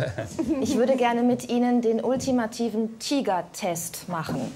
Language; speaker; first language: German; native; German